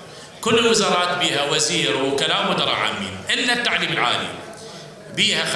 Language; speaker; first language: Arabic; native; Arabic